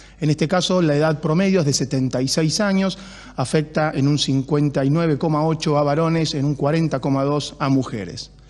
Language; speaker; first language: Spanish; native; Spanish